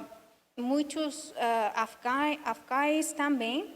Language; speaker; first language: Portuguese; non-native, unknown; Persian